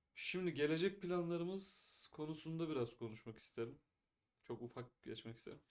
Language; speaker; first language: Turkish; native; Turkish